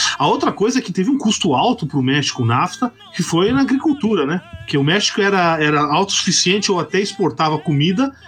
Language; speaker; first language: Portuguese; native; Portuguese